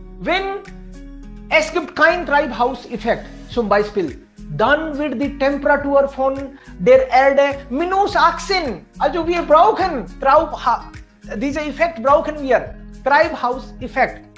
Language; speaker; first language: German; non-native, fluent; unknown